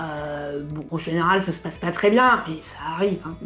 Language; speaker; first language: French; native; French